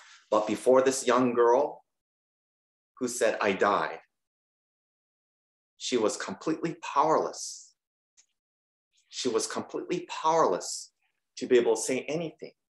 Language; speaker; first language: English; early bilingual, other home language; Japanese